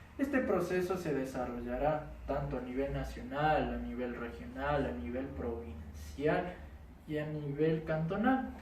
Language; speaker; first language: Spanish; native; Spanish